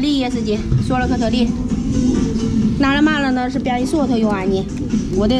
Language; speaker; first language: Russian; non-native, learner; Chinese